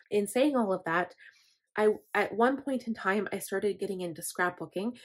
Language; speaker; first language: English; native; English